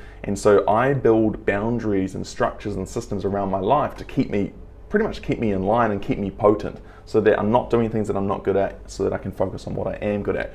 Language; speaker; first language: English; native; English